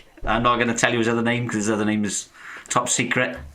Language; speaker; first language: English; native; English